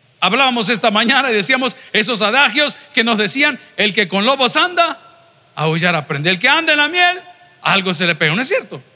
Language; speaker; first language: Spanish; native; Spanish